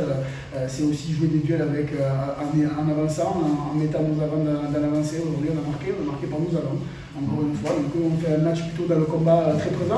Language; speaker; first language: French; native; French